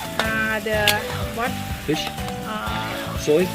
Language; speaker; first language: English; non-native, learner; Thai